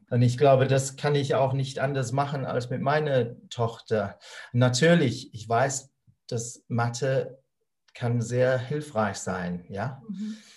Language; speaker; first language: German; non-native, fluent; English